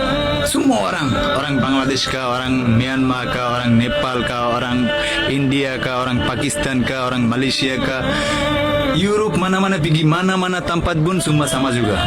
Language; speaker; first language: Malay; non-native, learner; Bangla